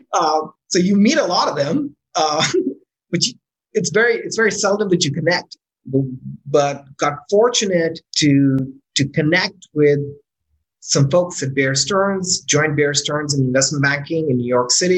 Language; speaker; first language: English; non-native, local second language; Urdu